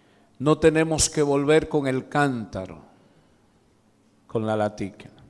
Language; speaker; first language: Spanish; native; Spanish